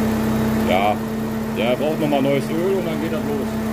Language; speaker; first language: German; native; German